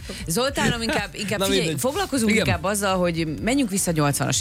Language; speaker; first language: Hungarian; native; Hungarian